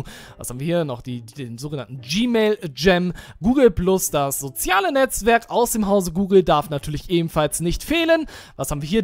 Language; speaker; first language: German; native; German